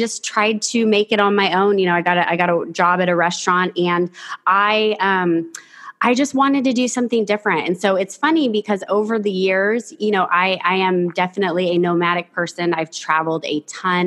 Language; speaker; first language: English; native; English